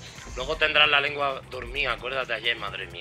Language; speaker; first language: Spanish; native; Spanish